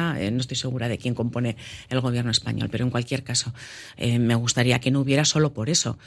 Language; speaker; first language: Spanish; native; Spanish